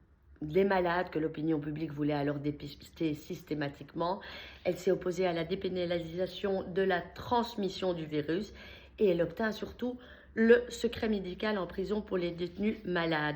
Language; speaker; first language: French; native; French